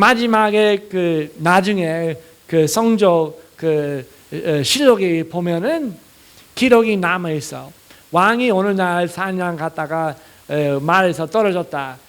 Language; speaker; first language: Korean; non-native, fluent; English